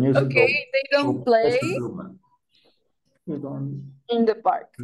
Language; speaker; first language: English; non-native, fluent; Spanish